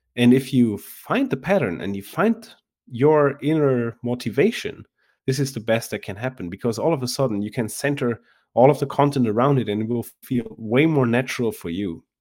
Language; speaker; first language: English; non-native, fluent; German